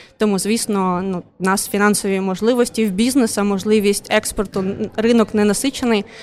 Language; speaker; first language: Ukrainian; non-native, local second language; Russian